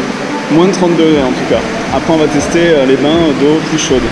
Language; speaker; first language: French; native; French